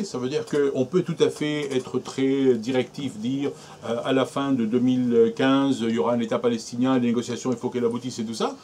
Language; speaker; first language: French; native; French